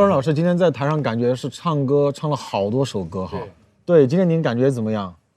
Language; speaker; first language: Chinese; native; Chinese